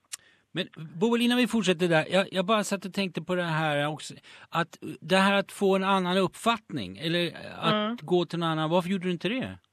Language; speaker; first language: Swedish; native; Swedish